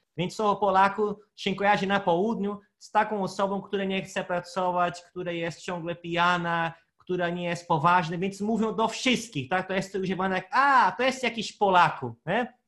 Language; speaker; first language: Polish; non-native, fluent; Portuguese